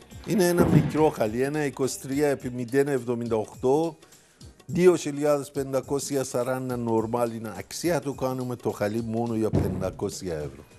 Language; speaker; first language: Greek; non-native, learner; Persian